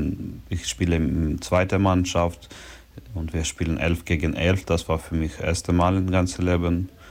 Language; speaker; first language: German; non-native, learner; Ukrainian